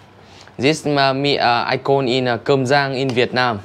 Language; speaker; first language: English; non-native, learner; Vietnamese